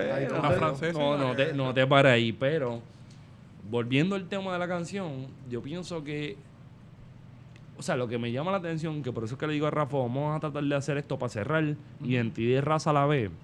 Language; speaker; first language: Spanish; native; Spanish